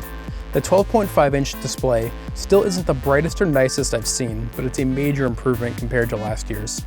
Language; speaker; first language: English; native; English